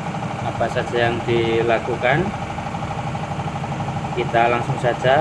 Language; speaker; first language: Indonesian; non-native, local second language; Javanese